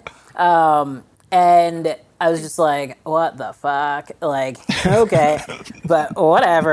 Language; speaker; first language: English; native; English